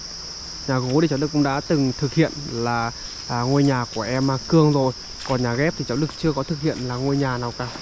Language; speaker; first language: Vietnamese; native; Vietnamese